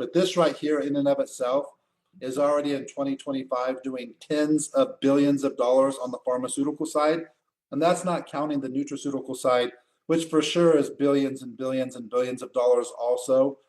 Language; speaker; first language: English; native; English